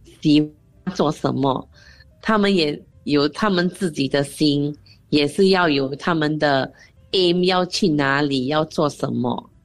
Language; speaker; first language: Chinese; non-native, local second language; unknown